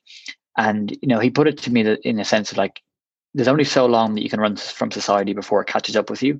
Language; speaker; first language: English; native; English